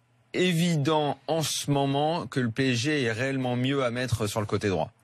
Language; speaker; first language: French; native; French